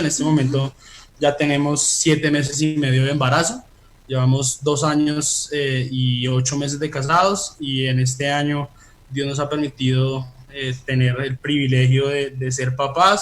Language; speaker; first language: Spanish; native; Spanish